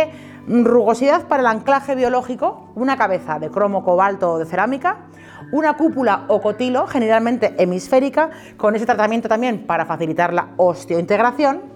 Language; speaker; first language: Spanish; native; Spanish